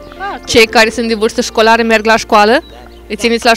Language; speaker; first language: Romanian; native; Romanian